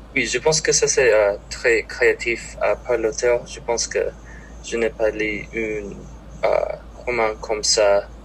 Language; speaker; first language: French; non-native, learner; English